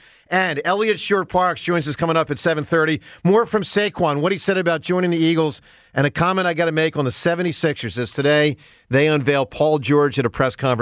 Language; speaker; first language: English; native; English